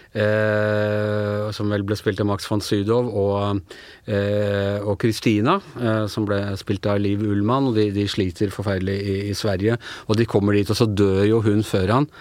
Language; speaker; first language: Norwegian; native; Norwegian